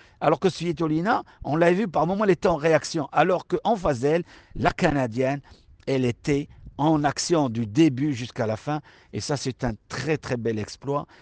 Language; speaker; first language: French; non-native, local second language; Arabic